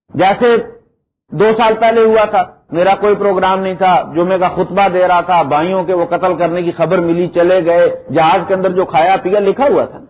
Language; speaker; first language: Urdu; non-native, local second language; Punjabi